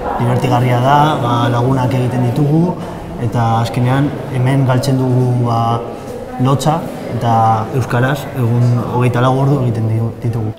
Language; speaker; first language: Basque; non-native, local second language; Spanish